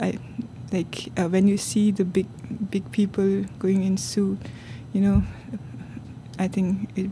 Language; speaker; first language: English; non-native, local second language; Tibetan